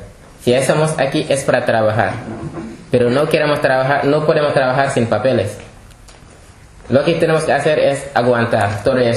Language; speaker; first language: Spanish; non-native, fluent; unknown